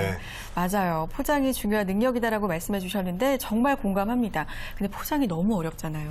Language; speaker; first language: Korean; native; Korean